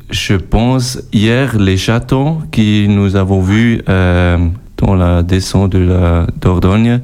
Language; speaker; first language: French; non-native, local second language; German